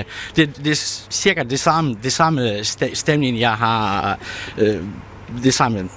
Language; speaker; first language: Danish; non-native, learner; Ukrainian